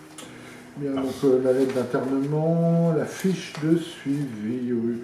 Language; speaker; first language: French; native; French